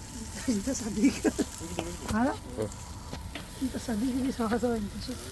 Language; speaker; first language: Arabic; non-native, learner; Hindi